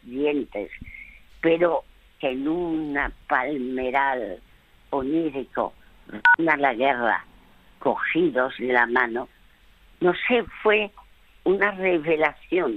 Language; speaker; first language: Spanish; non-native, fluent; French